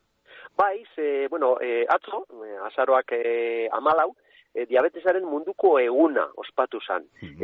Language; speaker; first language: Basque; native; Basque